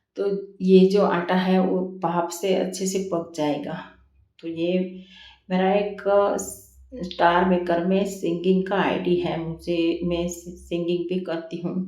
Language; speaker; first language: Hindi; non-native, local second language; Gujarati